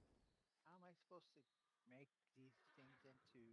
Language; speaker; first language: English; native; English